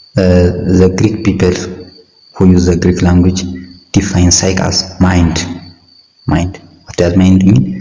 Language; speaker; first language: English; non-native, local second language; Amharic